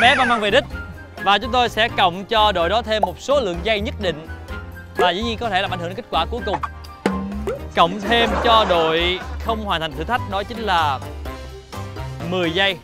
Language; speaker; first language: Vietnamese; native; Vietnamese